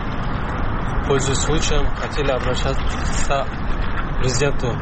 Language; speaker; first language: Russian; non-native, learner; Tajik